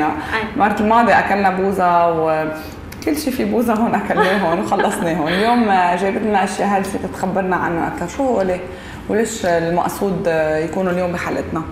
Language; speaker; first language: Arabic; native; Arabic